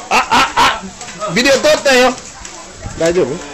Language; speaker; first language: Japanese; non-native, fluent; English